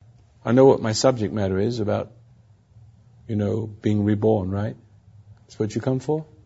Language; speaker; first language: English; native; English